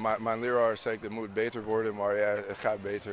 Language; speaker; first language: Dutch; non-native, learner; English